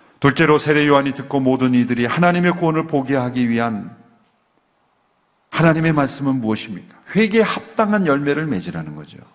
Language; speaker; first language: Korean; native; Korean